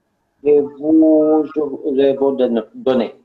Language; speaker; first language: French; non-native, learner; Romanian